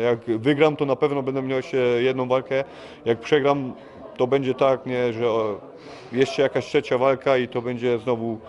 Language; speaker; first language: Polish; early bilingual, heritage; Polish